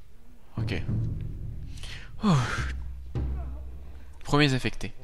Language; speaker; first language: French; native; French